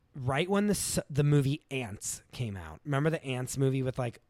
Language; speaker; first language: English; native; English